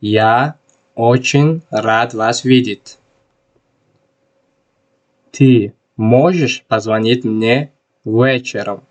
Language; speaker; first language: Russian; non-native, local second language; Tajik